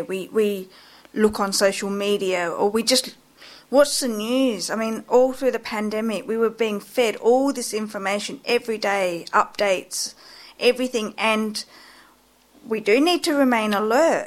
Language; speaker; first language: English; native; English